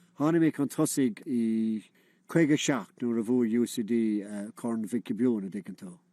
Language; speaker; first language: Irish; non-native, local second language; English